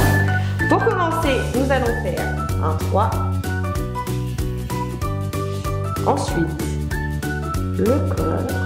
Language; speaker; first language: French; native; French